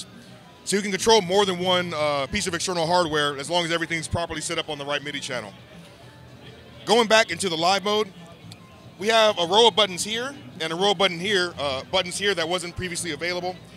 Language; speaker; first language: English; native; English